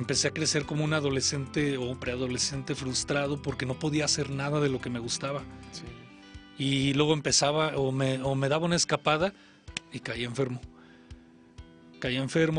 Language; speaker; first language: Spanish; native; Spanish